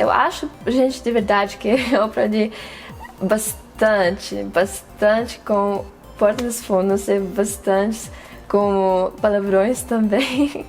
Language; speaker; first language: Portuguese; non-native, fluent; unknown